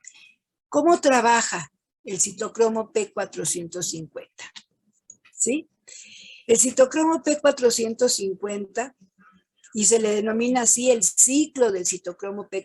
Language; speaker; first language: Spanish; native; Spanish